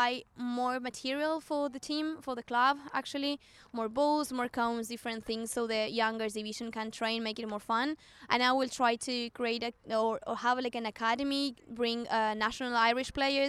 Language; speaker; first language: English; non-native, fluent; Spanish